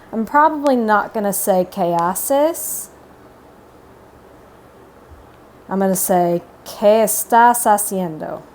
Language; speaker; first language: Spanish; non-native, fluent; English